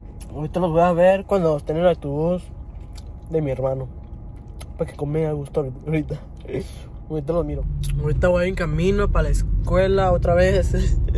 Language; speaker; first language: Spanish; early bilingual, heritage; Spanish